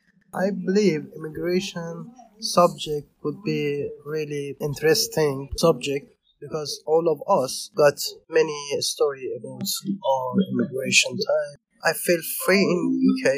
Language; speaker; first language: English; non-native, learner; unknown